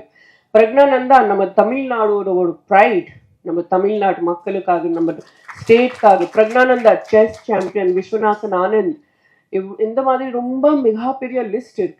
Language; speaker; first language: Tamil; non-native, fluent; Hindi